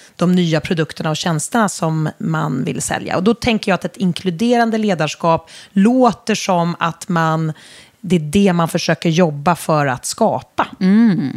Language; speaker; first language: Swedish; native; Swedish